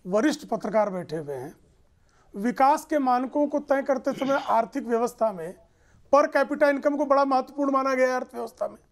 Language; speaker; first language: Hindi; native; Hindi